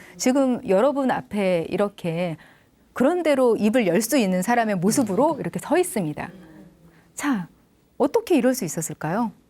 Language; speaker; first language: Korean; native; Korean